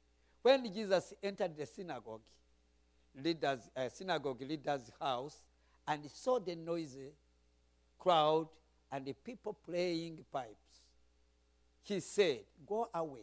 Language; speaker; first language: English; non-native, local second language; Kinyarwanda